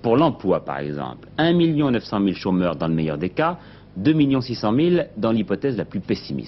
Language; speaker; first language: French; native; French